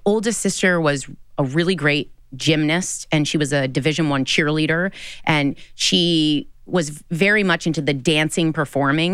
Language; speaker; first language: English; native; English